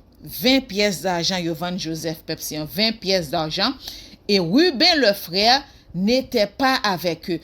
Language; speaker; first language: French; non-native, local second language; Haitian Creole